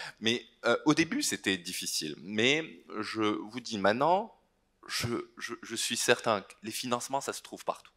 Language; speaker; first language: French; non-native, local second language; Arabic